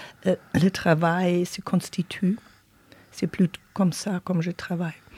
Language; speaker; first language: French; non-native, fluent; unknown